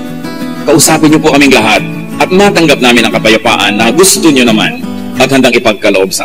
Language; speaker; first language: Filipino; native; Filipino